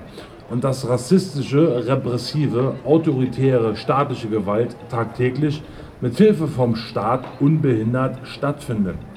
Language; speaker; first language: German; native; German